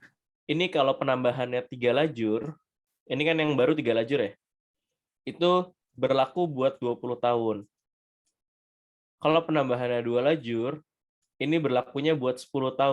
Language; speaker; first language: Indonesian; native; Indonesian